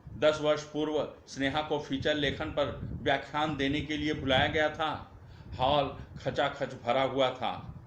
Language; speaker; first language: Hindi; non-native, local second language; Marathi